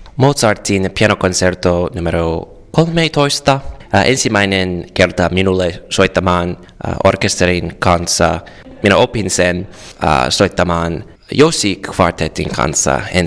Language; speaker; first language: Finnish; non-native, learner; English